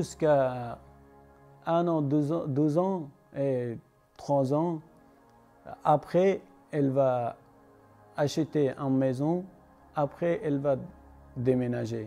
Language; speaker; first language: French; non-native, learner; Persian